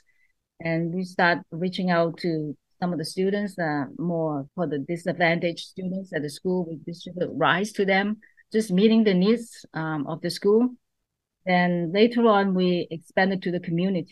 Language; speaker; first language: English; non-native, local second language; Cantonese